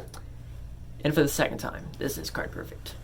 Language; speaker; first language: English; native; English